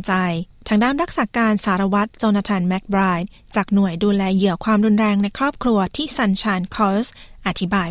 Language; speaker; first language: Thai; native; Thai